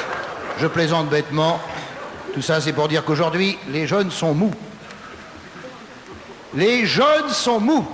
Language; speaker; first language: French; native; French